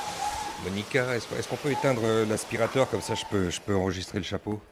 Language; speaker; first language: French; native; French